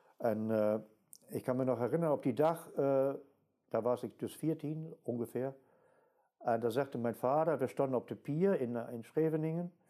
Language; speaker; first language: Dutch; non-native, fluent; German